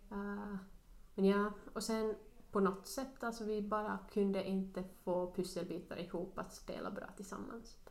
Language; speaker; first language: Swedish; non-native, local second language; Finnish